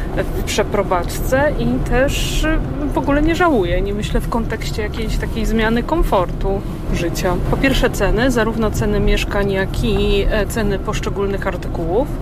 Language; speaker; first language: Polish; native; Polish